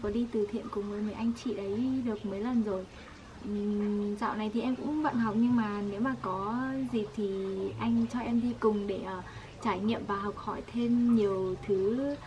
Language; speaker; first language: Vietnamese; non-native, local second language; Hmong